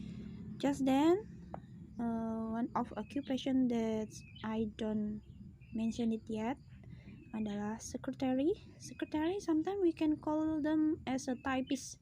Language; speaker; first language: English; non-native, fluent; Indonesian